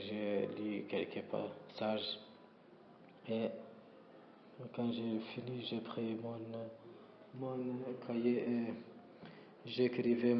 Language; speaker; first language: French; non-native, learner; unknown